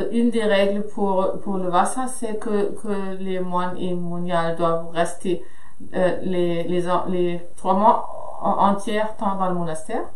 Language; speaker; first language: French; non-native, fluent; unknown